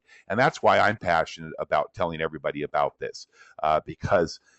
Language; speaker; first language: English; native; English